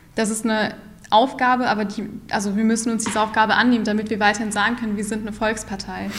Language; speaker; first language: German; early bilingual, other home language; Urdu